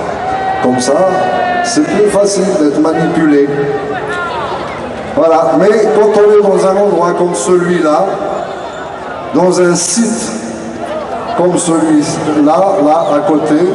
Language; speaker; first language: French; non-native, local second language; Kabyle